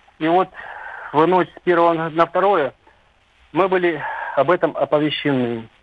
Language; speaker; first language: Russian; native; Russian